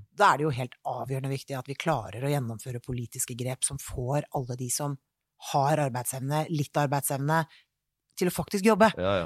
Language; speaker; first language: Norwegian; native; Norwegian